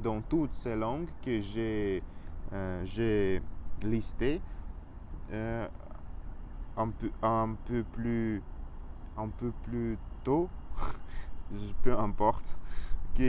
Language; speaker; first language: French; non-native, learner; Russian